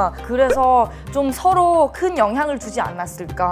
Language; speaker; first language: Korean; non-native, fluent; Thai